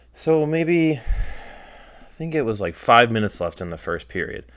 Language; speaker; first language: English; native; English